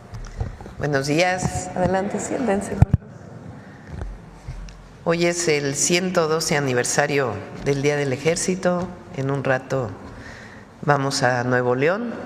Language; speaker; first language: Spanish; native; Spanish